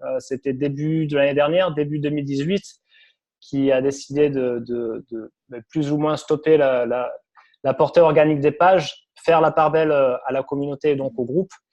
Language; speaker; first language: French; native; French